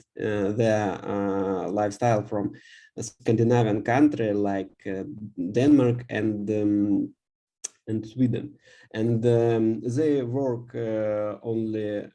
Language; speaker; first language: English; non-native, learner; Russian